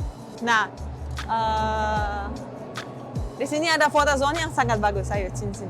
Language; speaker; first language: Indonesian; non-native, fluent; Russian